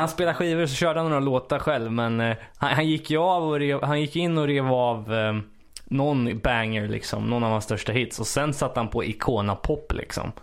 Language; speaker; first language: Swedish; native; Swedish